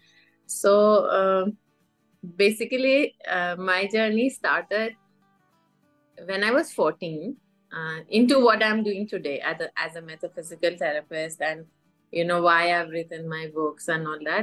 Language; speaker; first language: English; non-native, fluent; Persian